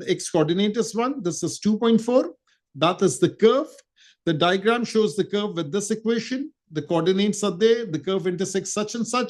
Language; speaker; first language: English; non-native, local second language; Urdu